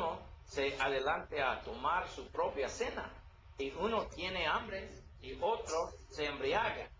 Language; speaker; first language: Spanish; non-native, learner; English